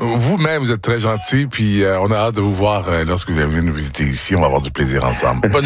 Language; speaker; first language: French; native; French